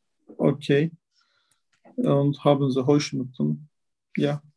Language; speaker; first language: German; non-native, learner; Turkish